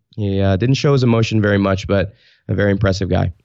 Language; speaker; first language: English; native; English